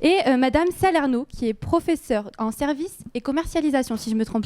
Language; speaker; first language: French; native; French